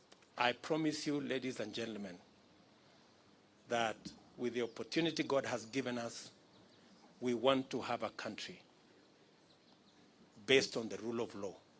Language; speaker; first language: English; non-native, local second language; Kalenjin